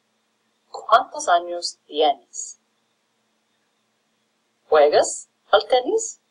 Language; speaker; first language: Spanish; non-native, fluent; English